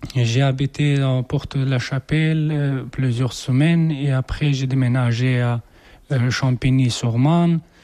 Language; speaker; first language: French; non-native, learner; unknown